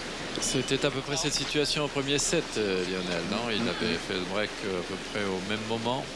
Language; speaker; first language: French; native; French